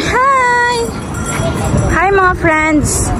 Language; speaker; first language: Filipino; native; Filipino